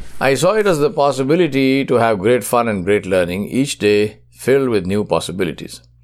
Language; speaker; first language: English; non-native, local second language; Urdu